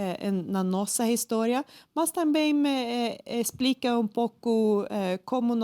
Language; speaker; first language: Portuguese; non-native, fluent; Swedish